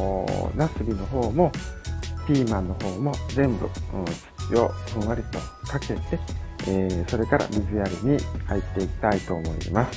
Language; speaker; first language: Japanese; native; Japanese